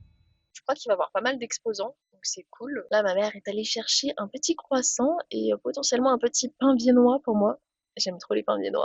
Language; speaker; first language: French; native; French